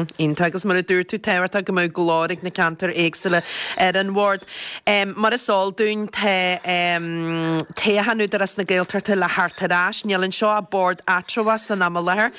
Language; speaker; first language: Irish; native; Irish